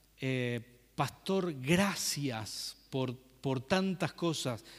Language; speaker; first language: Spanish; native; Spanish